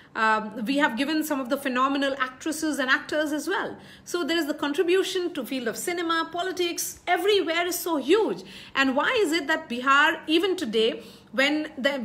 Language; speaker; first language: English; non-native, local second language; Hindi